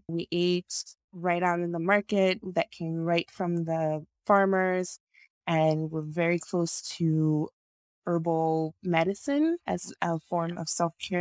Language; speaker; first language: English; non-native, local second language; Yoruba